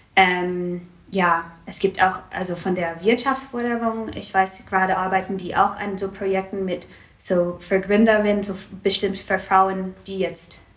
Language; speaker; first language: German; non-native, fluent; English